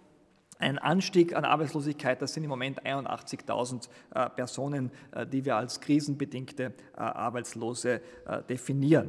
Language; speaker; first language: German; native; German